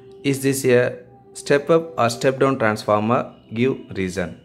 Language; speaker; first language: English; non-native, local second language; Tamil